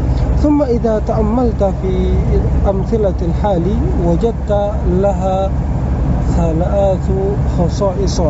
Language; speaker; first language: Arabic; non-native, fluent; Indonesian